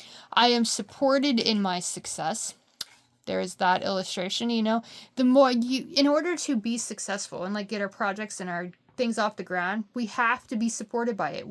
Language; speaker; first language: English; native; English